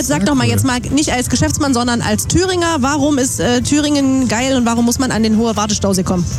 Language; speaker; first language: German; native; German